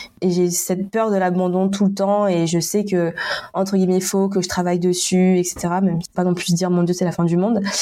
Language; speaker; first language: French; native; French